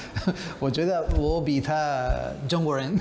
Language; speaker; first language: Chinese; non-native, fluent; Spanish